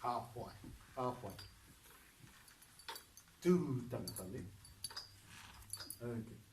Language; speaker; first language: Māori; non-native, learner; English